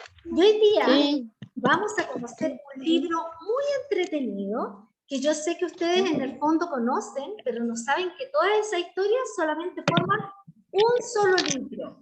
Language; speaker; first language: Spanish; native; Spanish